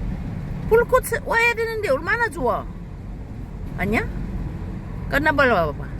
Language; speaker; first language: Korean; non-native, learner; Filipino